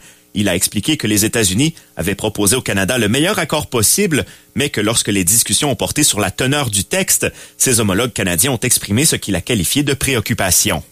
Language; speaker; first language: French; native; French